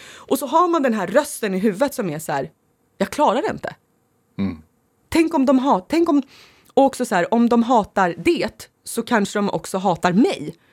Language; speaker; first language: Swedish; early bilingual, other home language; Finnish